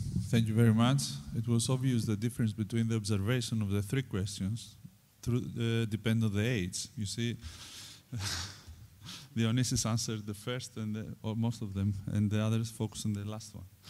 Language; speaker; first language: English; non-native, fluent; Greek